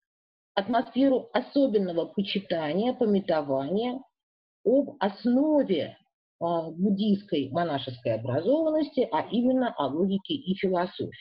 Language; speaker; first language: Russian; native; Russian